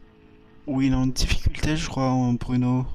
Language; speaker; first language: French; native; French